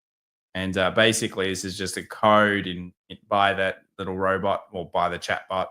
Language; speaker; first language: English; native; English